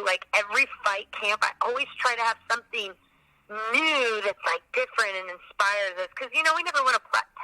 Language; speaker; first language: English; native; English